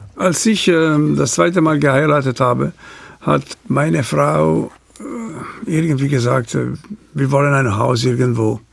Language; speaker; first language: German; non-native, local second language; Italian